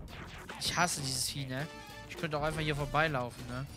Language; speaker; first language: German; native; German